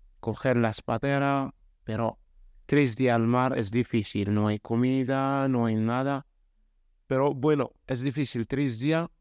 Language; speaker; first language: Spanish; non-native, learner; Arabic